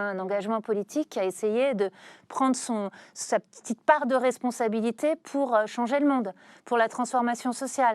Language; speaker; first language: French; native; French